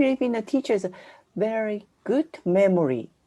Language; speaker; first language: English; non-native, fluent; Japanese